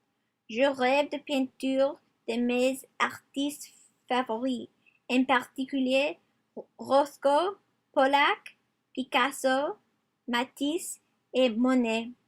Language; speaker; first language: French; non-native, learner; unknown